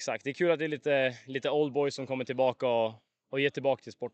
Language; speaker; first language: Swedish; native; Swedish